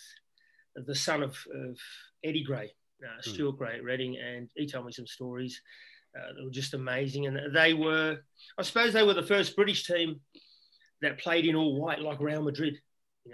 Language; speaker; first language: English; native; English